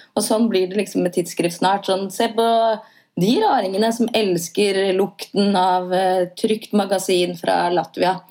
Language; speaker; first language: Norwegian; native; Norwegian